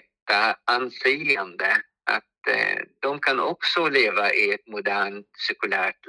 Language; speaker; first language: Swedish; non-native, fluent; Arabic